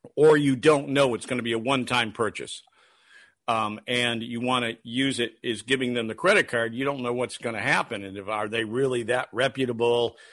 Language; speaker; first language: English; native; English